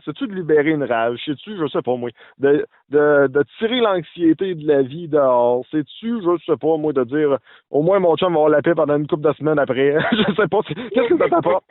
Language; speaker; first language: French; native; French